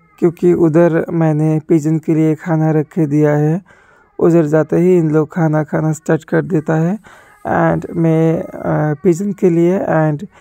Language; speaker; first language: Hindi; non-native, local second language; Bangla